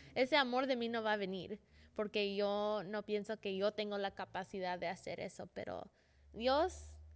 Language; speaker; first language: Spanish; early bilingual, heritage; Spanish